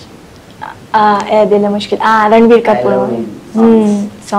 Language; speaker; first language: Telugu; non-native, local second language; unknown